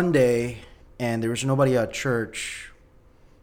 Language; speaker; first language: English; non-native, local second language; Filipino